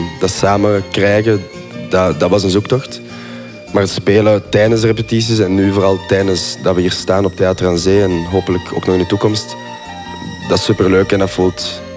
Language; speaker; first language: Dutch; native; Dutch